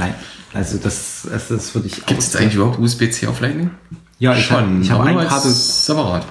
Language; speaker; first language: German; native; German